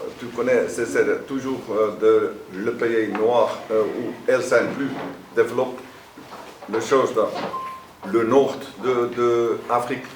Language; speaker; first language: French; non-native, learner; Dutch